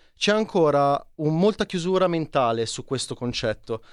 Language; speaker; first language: Italian; native; Italian